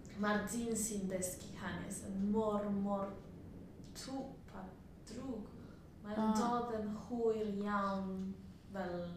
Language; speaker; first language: Welsh; non-native, learner; Spanish